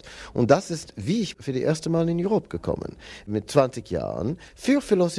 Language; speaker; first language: German; non-native, learner; English